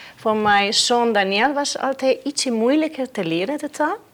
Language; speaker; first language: Dutch; non-native, learner; Spanish